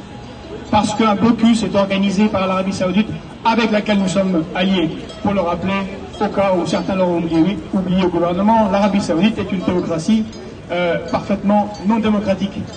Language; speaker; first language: French; native; French